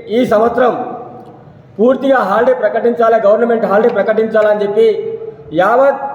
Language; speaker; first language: Telugu; non-native, local second language; Lambadi